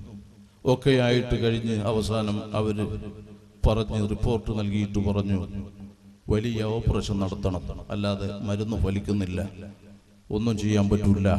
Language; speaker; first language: Malayalam; native; Malayalam